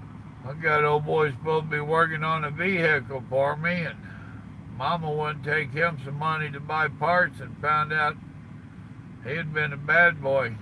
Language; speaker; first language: English; native; English